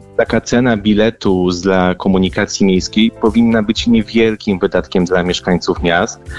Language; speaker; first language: Polish; native; Polish